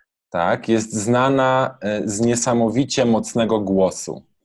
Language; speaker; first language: Polish; native; Polish